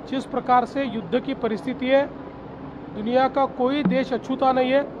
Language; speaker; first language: Hindi; non-native, local second language; Marathi